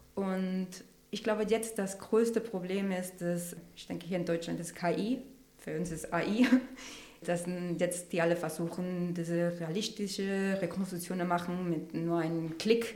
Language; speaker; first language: German; non-native, learner; Spanish